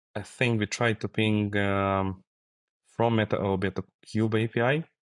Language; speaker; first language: English; non-native, fluent; Russian